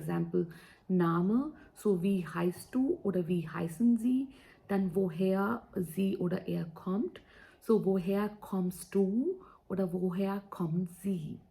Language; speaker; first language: German; non-native, fluent; Hindi